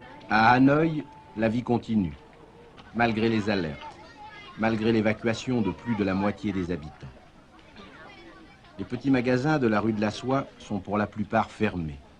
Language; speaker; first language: French; native; French